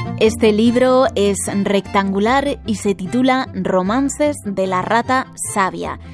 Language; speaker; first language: Spanish; native; Spanish